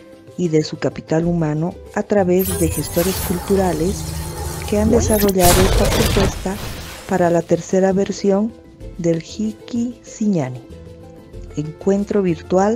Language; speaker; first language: Spanish; native; Spanish